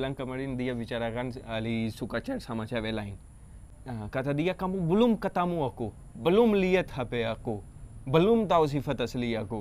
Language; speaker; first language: Indonesian; non-native, fluent; Urdu